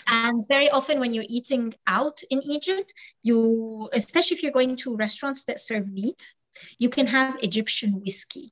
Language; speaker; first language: English; non-native, fluent; Arabic